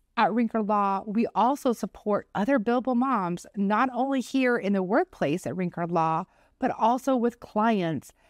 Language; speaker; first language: English; native; English